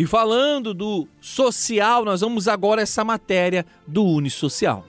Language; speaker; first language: Portuguese; native; Portuguese